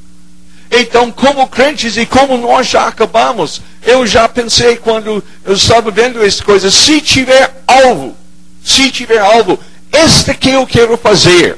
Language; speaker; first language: Portuguese; non-native, fluent; English